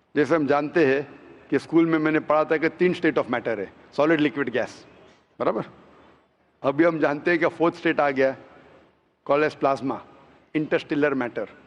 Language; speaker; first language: Hindi; non-native, local second language; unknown